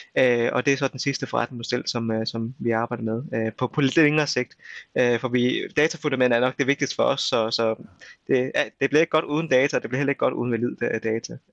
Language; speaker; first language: Danish; early bilingual, other home language; Vietnamese